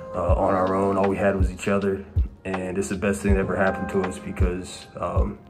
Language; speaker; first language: English; native; English